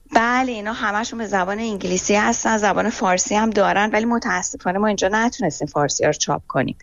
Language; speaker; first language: Persian; native; Persian